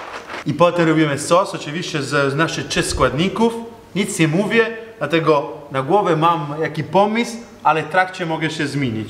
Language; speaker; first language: Polish; non-native, learner; Italian